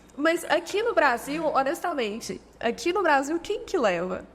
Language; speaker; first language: Portuguese; native; Portuguese